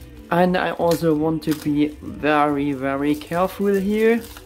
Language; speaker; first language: English; non-native, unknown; German